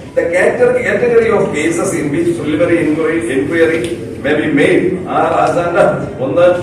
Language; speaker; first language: English; non-native, local second language; Malayalam